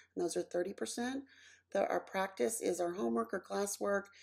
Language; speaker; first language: English; native; English